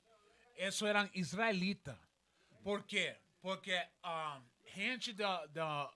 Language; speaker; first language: Portuguese; non-native, learner; Spanish